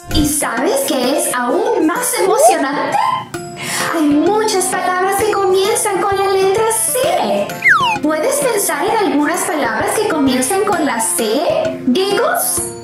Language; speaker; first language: Spanish; non-native, fluent; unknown